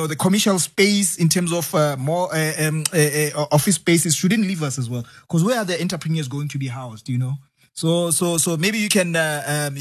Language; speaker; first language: English; non-native, local second language; Zulu